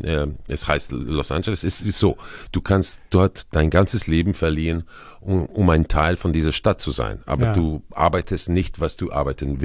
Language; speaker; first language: German; non-native, fluent; Croatian